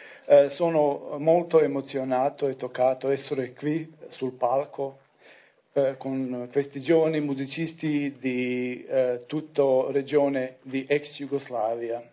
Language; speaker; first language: Italian; non-native, learner; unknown